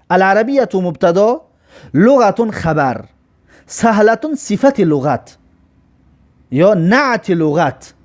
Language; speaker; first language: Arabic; non-native, fluent; Persian